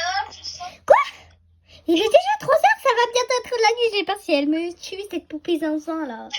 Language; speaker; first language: French; native; French